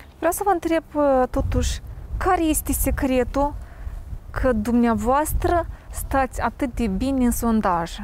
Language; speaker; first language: Romanian; native; Romanian